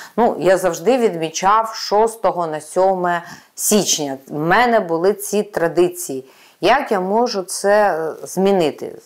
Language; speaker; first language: Ukrainian; non-native, local second language; Russian